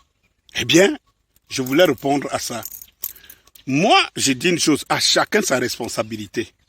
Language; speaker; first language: French; native; French